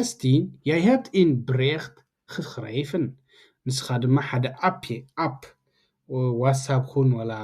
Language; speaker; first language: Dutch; non-native, learner; Tigrinya